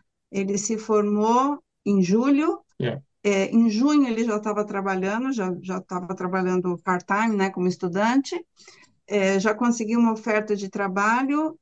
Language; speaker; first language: Portuguese; native; Portuguese